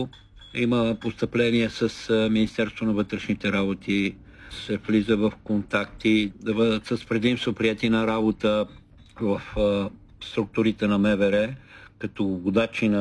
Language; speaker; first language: Bulgarian; native; Bulgarian